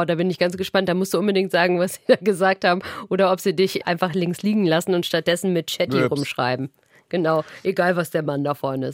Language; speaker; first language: German; native; German